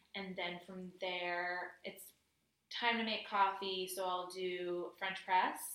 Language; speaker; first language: English; native; English